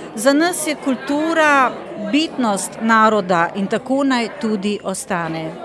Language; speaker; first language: Slovenian; native; Slovenian